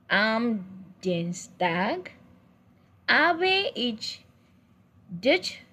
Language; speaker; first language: German; non-native, learner; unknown